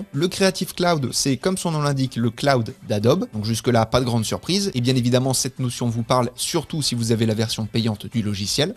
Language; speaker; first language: French; native; French